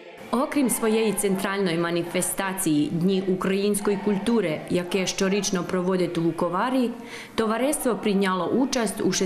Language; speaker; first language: Ukrainian; early bilingual, heritage; Ukrainian